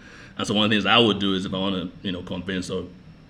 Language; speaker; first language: English; non-native, local second language; Yoruba